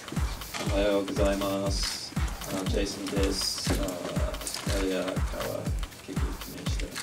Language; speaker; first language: Japanese; non-native, learner; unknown